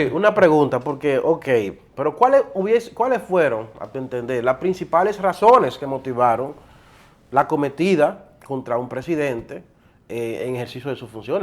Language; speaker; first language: Spanish; native; Spanish